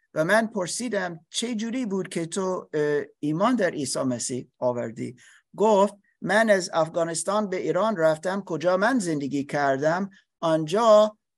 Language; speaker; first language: Persian; non-native, learner; English